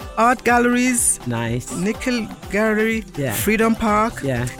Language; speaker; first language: English; non-native, local second language; Yoruba